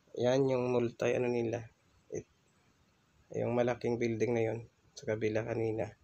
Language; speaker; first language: Filipino; non-native, local second language; Hiligaynon